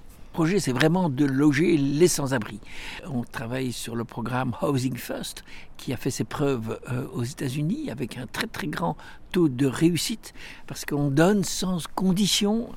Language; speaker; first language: French; native; French